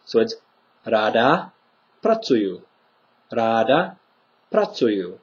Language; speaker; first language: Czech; non-native, fluent; English